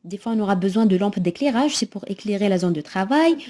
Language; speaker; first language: French; non-native, local second language; Arabic